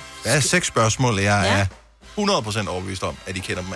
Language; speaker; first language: Danish; native; Danish